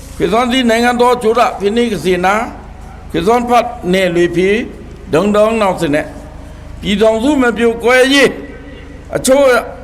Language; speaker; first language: Burmese; non-native, local second language; Pa'o Karen